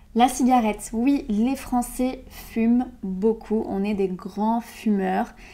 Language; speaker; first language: French; native; French